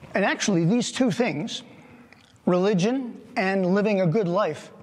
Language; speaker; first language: English; native; English